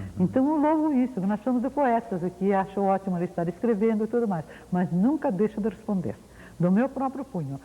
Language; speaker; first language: Portuguese; early bilingual, other home language; Ukrainian